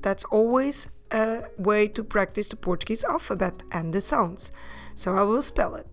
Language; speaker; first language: English; non-native, fluent; Portuguese